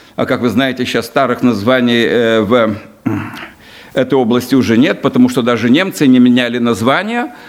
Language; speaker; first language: Russian; non-native, local second language; Lithuanian